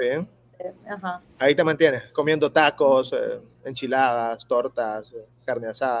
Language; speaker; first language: Spanish; native; Spanish